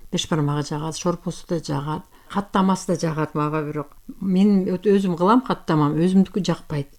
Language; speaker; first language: Kyrgyz; non-native, local second language; Turkish